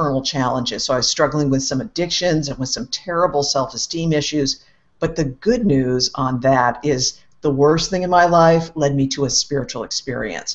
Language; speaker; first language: English; native; English